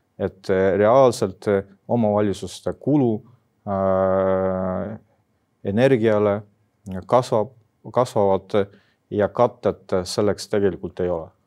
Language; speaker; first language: Estonian; non-native, local second language; Russian